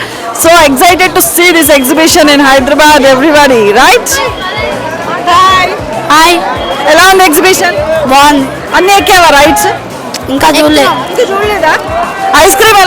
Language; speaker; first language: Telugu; native; Telugu